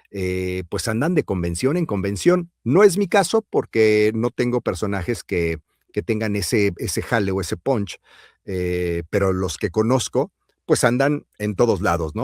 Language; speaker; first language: Spanish; native; Spanish